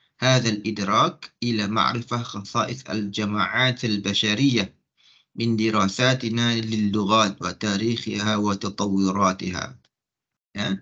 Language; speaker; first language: Arabic; non-native, fluent; Malay